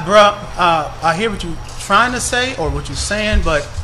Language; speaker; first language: English; native; English